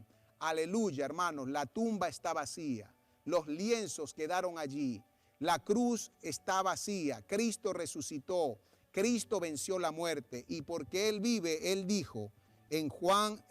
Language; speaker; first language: Spanish; native; Spanish